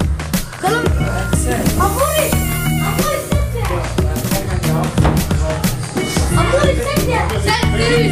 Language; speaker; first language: Swedish; non-native, local second language; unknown